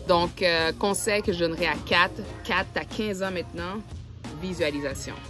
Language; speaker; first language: French; non-native, local second language; Haitian Creole